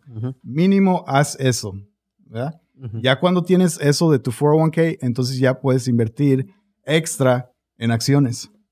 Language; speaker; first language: Spanish; early bilingual, heritage; Spanish